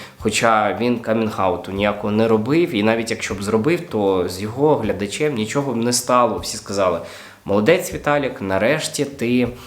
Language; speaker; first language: Ukrainian; non-native, local second language; Russian